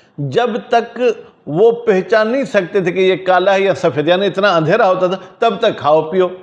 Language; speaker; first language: Urdu; non-native, local second language; Sindhi